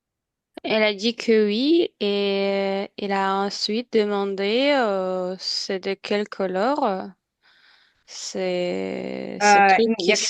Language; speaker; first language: French; non-native, learner; Ukrainian